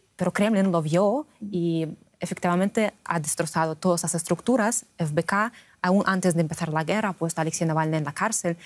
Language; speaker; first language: Spanish; non-native, fluent; Russian